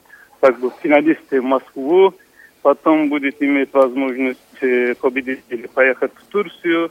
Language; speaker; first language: Russian; non-native, fluent; Turkish